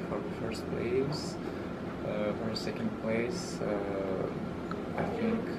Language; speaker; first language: English; early bilingual, other home language; Malagasy